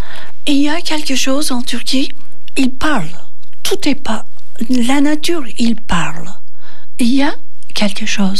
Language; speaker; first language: French; non-native, learner; Turkish